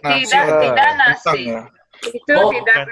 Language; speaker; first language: Indonesian; non-native, learner; Hebrew